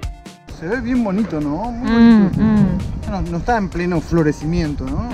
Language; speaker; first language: Spanish; native; Spanish